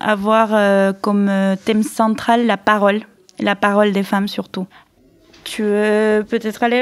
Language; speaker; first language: French; non-native, fluent; Spanish